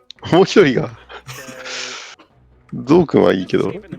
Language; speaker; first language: Japanese; native; Japanese